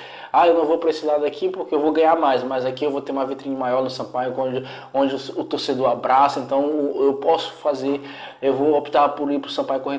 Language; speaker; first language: Portuguese; native; Portuguese